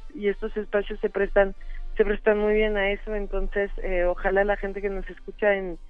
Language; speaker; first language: Spanish; non-native, fluent; French